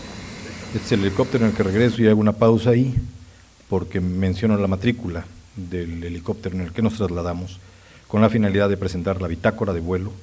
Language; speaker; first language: Spanish; native; Spanish